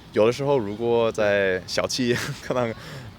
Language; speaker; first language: Chinese; early bilingual, heritage; English